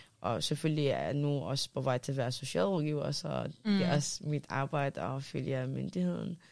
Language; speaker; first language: Danish; early bilingual, other home language; Arabic